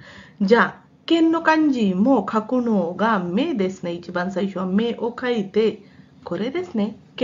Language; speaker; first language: Japanese; non-native, fluent; Hindi